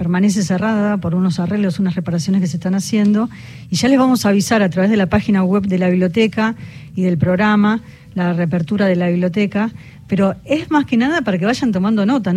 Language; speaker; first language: Spanish; native; Spanish